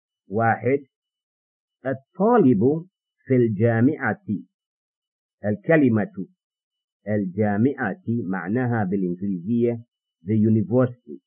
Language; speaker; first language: Arabic; non-native, fluent; English